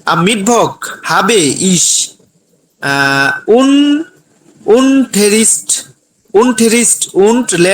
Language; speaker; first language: German; non-native, learner; Bangla